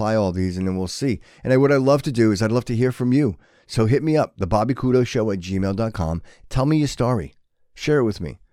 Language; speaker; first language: English; native; English